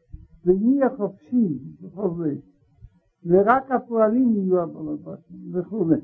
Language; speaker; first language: Hebrew; non-native, learner; Russian